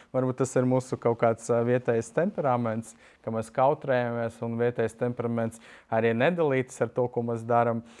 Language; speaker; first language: Latvian; non-native, local second language; Russian